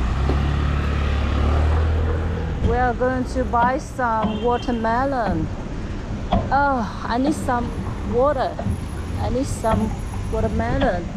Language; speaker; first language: English; non-native, fluent; Chinese